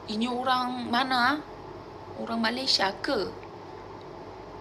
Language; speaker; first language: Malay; non-native, fluent; Korean